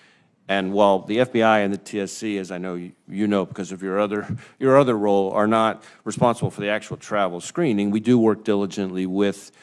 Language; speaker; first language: English; native; English